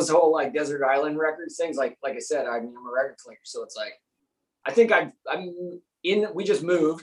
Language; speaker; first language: English; native; English